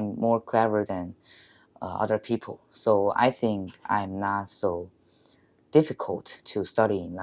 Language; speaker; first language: English; non-native, learner; Chinese